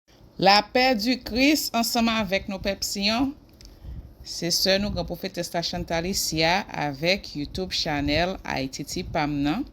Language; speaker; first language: French; non-native, local second language; Haitian Creole